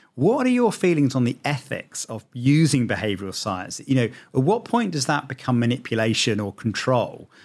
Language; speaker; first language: English; native; English